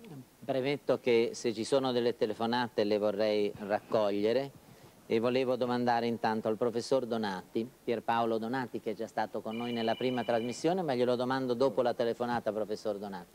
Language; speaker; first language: Italian; native; Italian